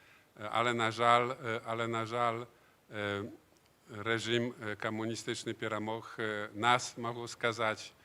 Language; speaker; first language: Polish; non-native, learner; Belarusian